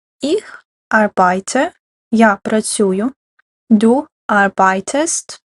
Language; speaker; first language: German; non-native, fluent; Ukrainian